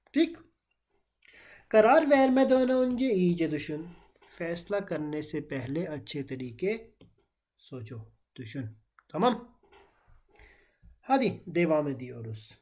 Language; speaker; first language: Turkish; non-native, fluent; Urdu